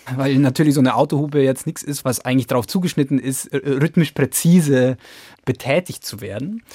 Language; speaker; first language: German; native; German